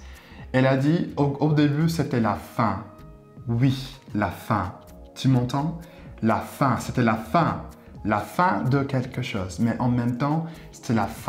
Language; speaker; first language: French; non-native, fluent; English